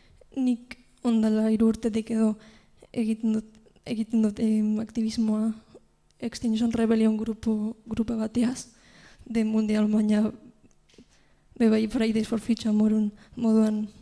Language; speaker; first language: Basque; non-native, local second language; Spanish